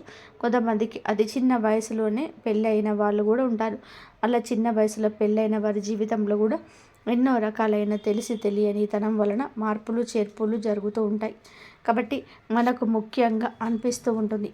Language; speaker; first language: Telugu; native; Telugu